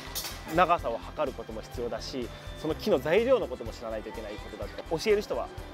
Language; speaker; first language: Japanese; native; Japanese